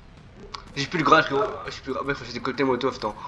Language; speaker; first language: French; native; French